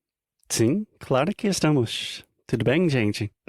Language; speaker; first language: Portuguese; non-native, fluent; English